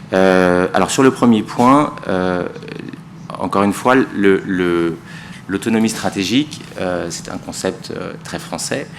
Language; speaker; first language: French; native; French